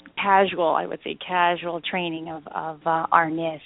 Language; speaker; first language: English; native; English